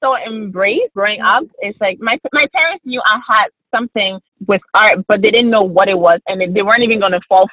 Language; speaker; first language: English; early bilingual, other home language; French